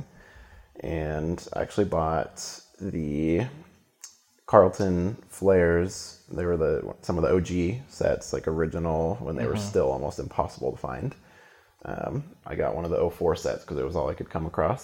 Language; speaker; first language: English; native; English